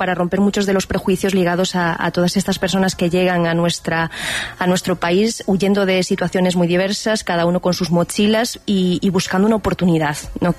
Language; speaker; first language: Spanish; native; Spanish